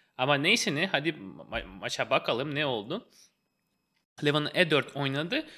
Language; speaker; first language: Turkish; non-native, fluent; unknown